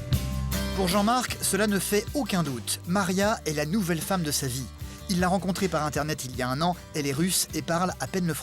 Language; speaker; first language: French; native; French